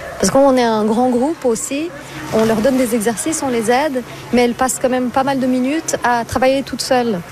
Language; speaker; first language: French; non-native, fluent; Portuguese